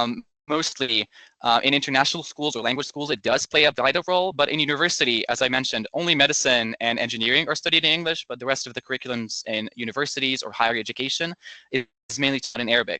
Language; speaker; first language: English; non-native, local second language; Arabic